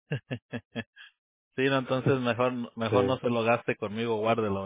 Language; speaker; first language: Spanish; native; Spanish